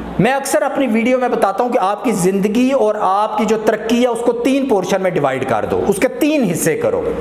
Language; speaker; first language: Urdu; non-native, local second language; Punjabi